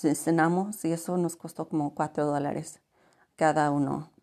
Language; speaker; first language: Spanish; early bilingual, heritage; Spanish